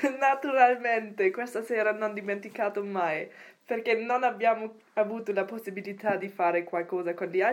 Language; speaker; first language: Italian; non-native, learner; German